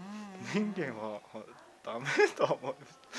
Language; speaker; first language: Japanese; non-native, learner; Mongolian